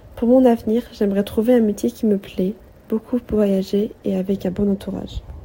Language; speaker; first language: French; native; French